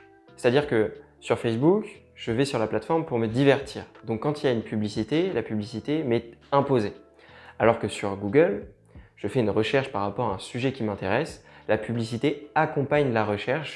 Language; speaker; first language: French; native; French